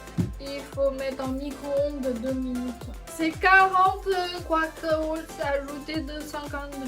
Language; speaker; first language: French; non-native, learner; Chinese